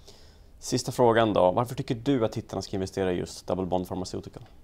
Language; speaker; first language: Swedish; native; Swedish